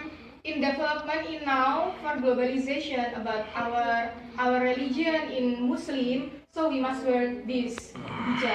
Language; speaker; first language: English; non-native, learner; Javanese